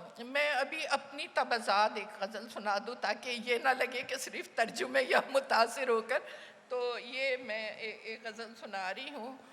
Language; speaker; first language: Urdu; native; Urdu